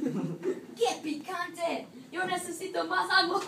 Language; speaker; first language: Spanish; non-native, learner; English